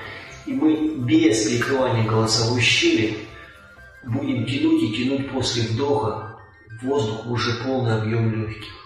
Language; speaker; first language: Russian; native; Russian